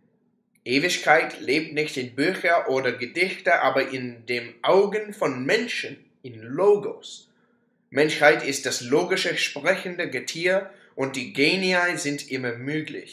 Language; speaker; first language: German; non-native, learner; English